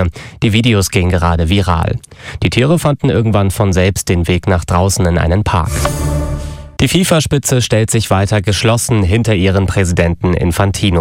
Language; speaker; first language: German; native; German